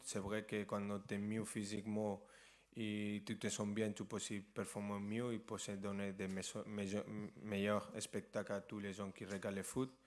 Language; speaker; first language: French; non-native, fluent; Spanish